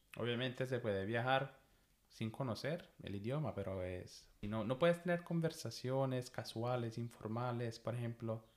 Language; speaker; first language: Spanish; non-native, fluent; Italian